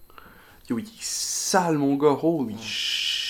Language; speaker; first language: French; native; French